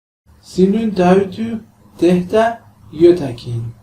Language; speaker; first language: Finnish; non-native, learner; Persian